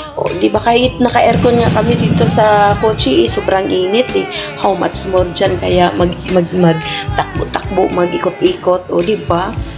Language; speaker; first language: Filipino; non-native, local second language; Cebuano